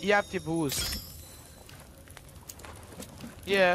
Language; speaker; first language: German; native; German